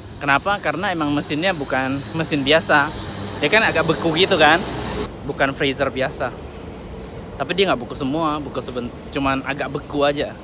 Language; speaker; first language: Indonesian; native; Indonesian